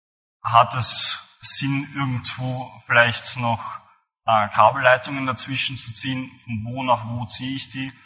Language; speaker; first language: German; native; German